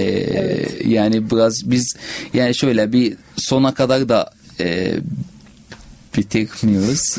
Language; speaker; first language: Turkish; non-native, learner; Arabic